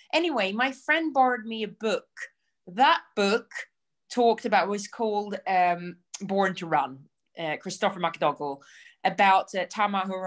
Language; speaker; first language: English; non-native, fluent; Swedish